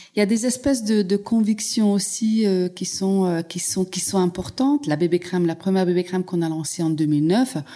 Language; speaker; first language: French; non-native, fluent; Hungarian